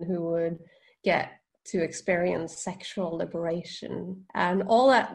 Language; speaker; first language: English; non-native, fluent; Norwegian